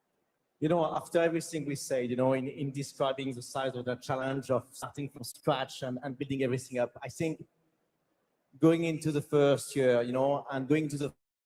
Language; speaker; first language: English; non-native, fluent; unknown